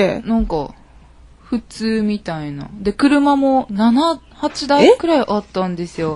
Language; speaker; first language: Japanese; native; Japanese